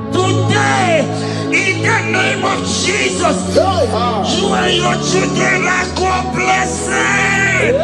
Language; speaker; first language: English; non-native, local second language; Igbo